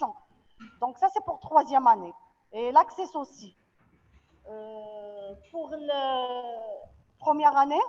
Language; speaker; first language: French; non-native, local second language; Arabic